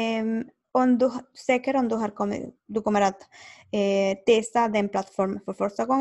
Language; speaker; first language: Swedish; non-native, learner; Spanish